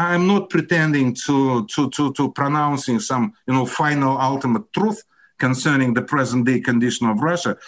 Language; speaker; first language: English; non-native, fluent; Russian